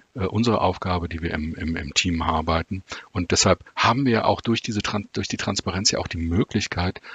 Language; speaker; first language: German; native; German